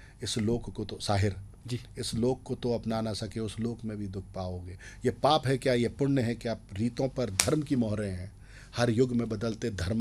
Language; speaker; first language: Hindi; native; Hindi